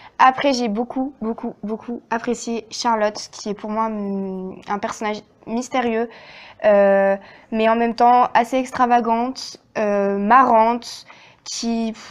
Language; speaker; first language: French; native; French